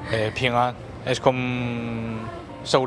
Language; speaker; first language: Catalan; non-native, fluent; Chinese